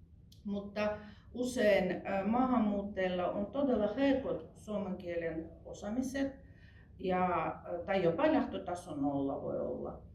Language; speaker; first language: Finnish; non-native, fluent; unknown